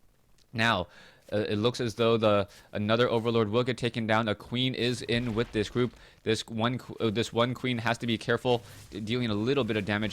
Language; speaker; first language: English; native; English